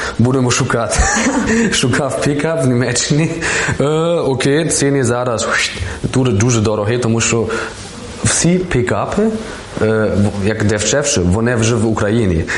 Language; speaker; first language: Ukrainian; non-native, learner; German